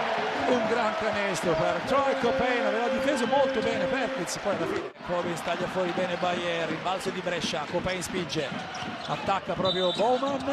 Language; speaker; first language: Italian; native; Italian